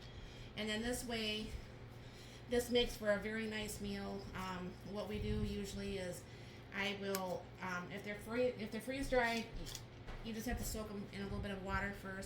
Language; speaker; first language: English; native; English